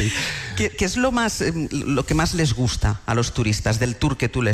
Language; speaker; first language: Spanish; native; Spanish